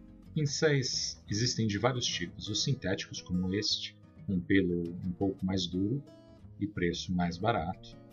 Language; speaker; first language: Portuguese; native; Portuguese